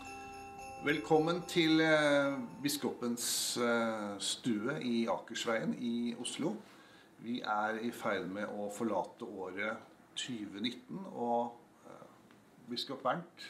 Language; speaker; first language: Norwegian; native; Norwegian